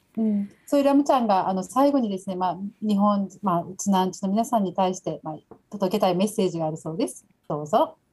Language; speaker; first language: Japanese; native; Japanese